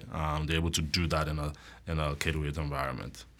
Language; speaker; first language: English; non-native, local second language; Akan